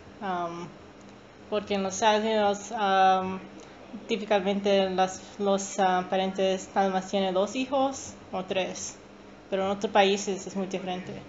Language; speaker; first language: Spanish; non-native, learner; English